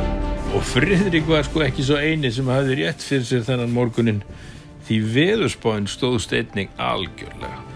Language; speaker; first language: Icelandic; native; Icelandic